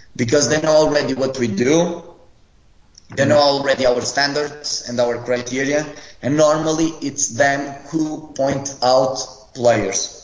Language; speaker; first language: English; non-native, fluent; Portuguese